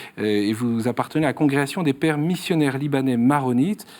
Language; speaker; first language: French; native; French